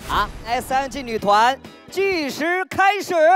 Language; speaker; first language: Chinese; native; Chinese